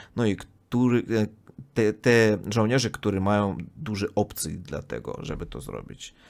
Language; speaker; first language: Polish; non-native, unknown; Russian